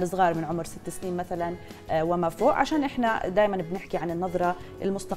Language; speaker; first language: Arabic; native; Arabic